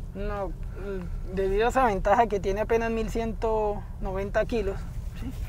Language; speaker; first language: Spanish; native; Spanish